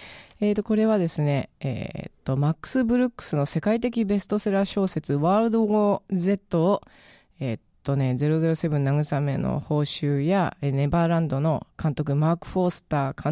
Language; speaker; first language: Japanese; native; Japanese